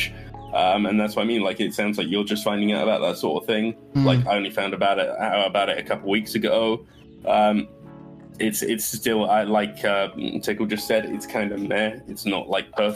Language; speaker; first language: English; native; English